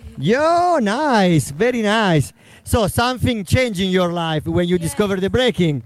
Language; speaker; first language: English; non-native, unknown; Italian